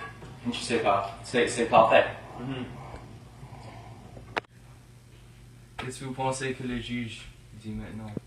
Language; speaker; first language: French; non-native, fluent; English